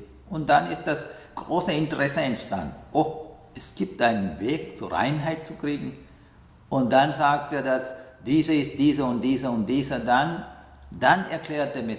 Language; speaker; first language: German; non-native, learner; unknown